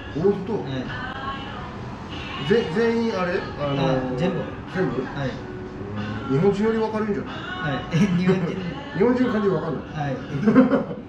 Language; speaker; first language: Japanese; non-native, learner; Nepali